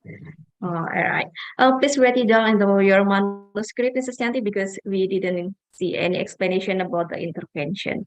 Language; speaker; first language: English; non-native, fluent; Indonesian